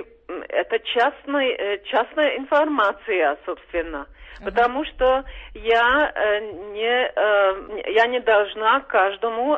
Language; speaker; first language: Russian; non-native, fluent; Czech